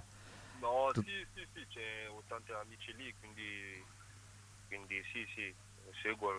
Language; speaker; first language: Italian; non-native, fluent; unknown